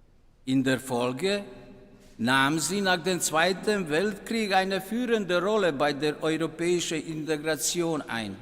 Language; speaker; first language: German; non-native, fluent; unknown